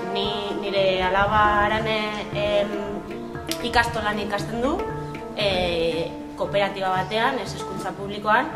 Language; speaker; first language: Basque; non-native, local second language; Spanish